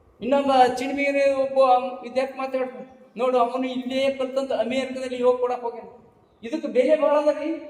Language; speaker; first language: Kannada; native; Kannada